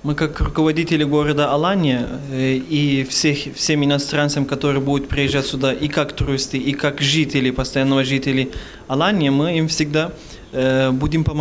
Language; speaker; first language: Russian; non-native, fluent; Turkish